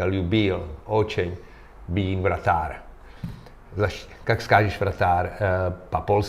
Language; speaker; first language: Russian; non-native, learner; Czech